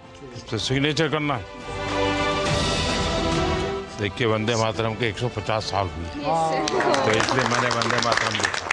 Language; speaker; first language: Hindi; non-native, local second language; Gujarati